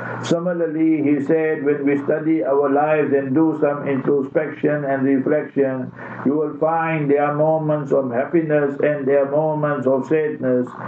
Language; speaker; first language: English; native; English